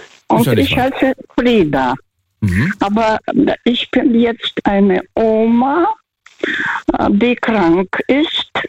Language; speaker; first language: German; non-native, fluent; Russian